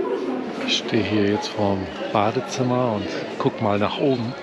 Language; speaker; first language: German; native; German